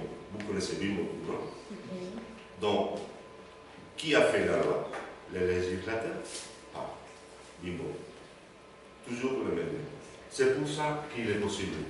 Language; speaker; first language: French; non-native, learner; Spanish